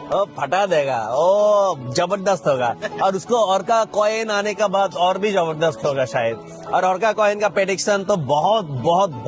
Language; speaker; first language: Hindi; non-native, fluent; Bangla